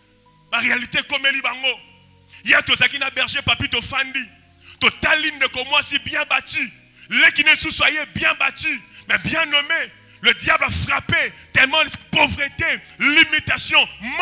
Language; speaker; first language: French; non-native, local second language; Lingala